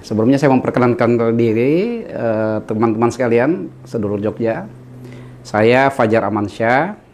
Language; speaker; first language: Indonesian; native; Indonesian